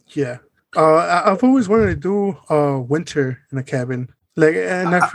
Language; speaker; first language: English; early bilingual, other home language; Spanish